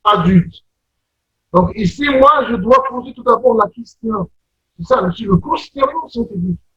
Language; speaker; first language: French; non-native, local second language; Arabic